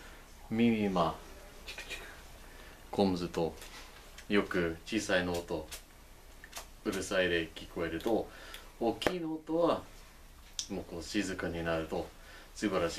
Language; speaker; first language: Japanese; non-native, learner; English